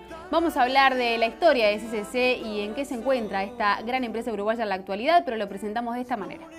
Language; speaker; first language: Spanish; native; Spanish